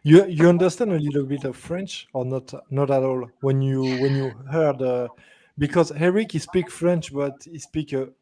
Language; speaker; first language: English; non-native, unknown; French